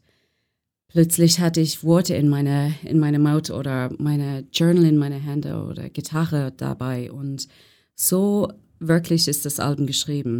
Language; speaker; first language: German; non-native, fluent; English